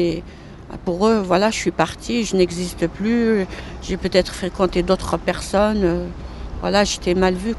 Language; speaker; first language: French; non-native, local second language; Arabic